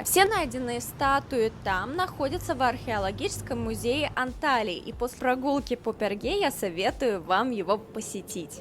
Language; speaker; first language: Russian; native; Russian